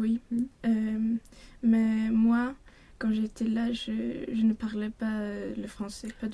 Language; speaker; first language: French; non-native, learner; Swedish